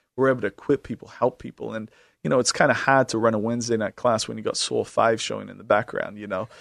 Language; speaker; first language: English; native; English